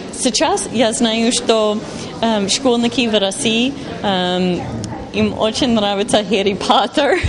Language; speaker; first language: Russian; non-native, learner; English